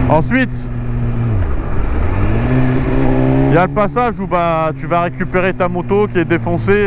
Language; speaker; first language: French; native; French